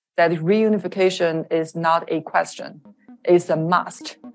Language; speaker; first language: English; non-native, fluent; Chinese